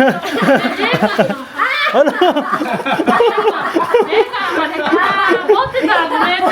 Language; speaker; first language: Japanese; native; Japanese